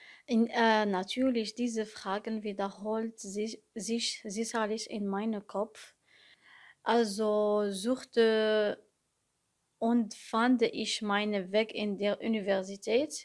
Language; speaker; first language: German; non-native, learner; Arabic